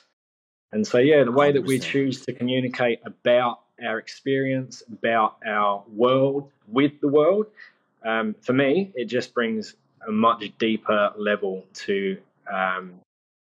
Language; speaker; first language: English; native; English